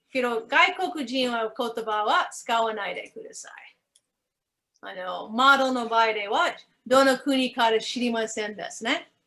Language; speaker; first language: Japanese; non-native, learner; English